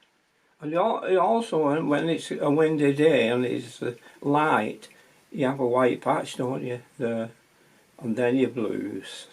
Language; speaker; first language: English; native; English